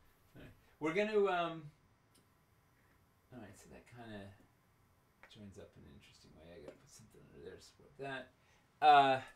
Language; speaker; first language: English; native; English